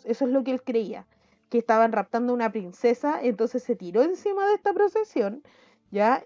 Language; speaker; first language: Spanish; native; Spanish